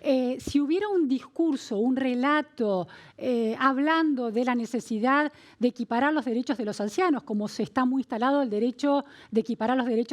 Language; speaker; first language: Spanish; native; Spanish